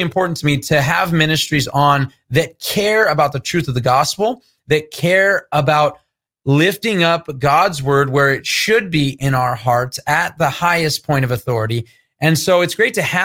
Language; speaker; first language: English; native; English